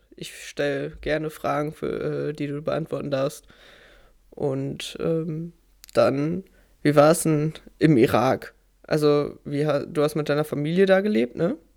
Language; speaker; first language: German; native; German